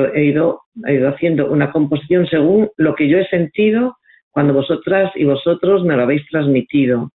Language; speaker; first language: Spanish; native; Spanish